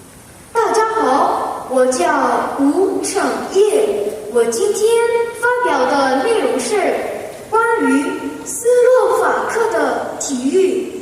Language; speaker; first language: Chinese; non-native, learner; Korean